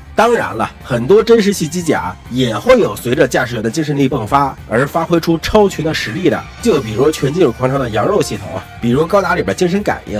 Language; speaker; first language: Chinese; native; Chinese